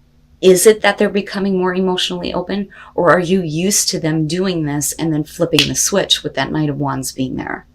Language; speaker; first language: English; native; English